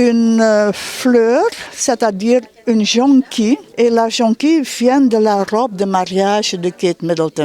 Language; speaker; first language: French; non-native, fluent; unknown